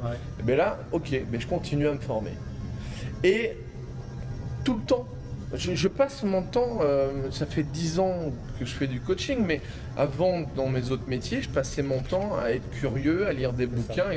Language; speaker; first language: French; native; French